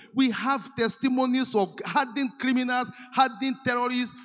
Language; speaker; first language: English; non-native, local second language; Yoruba